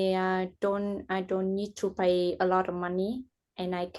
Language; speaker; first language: English; non-native, learner; Vietnamese